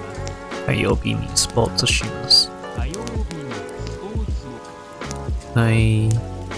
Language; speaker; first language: Japanese; non-native, learner; English